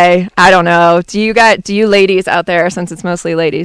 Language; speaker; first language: English; native; English